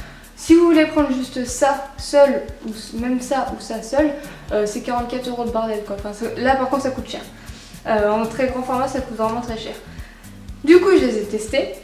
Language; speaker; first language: French; native; French